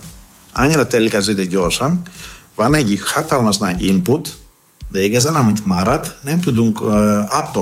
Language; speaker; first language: Hungarian; non-native, learner; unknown